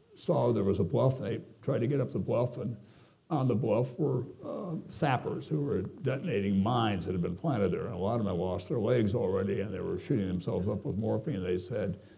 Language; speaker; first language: English; native; English